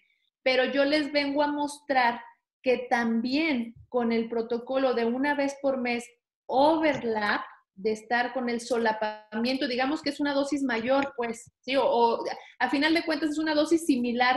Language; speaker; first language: Spanish; native; Spanish